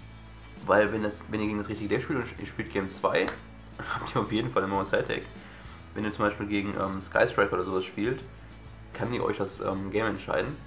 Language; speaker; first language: German; native; German